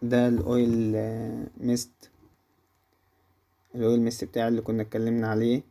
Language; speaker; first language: Arabic; native; Arabic